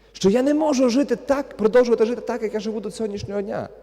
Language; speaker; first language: Ukrainian; native; Ukrainian